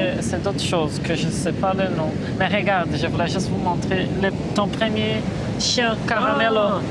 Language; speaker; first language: French; non-native, fluent; Portuguese